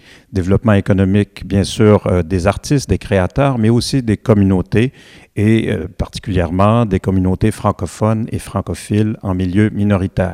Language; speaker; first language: French; native; French